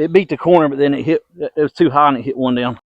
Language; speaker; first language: English; native; English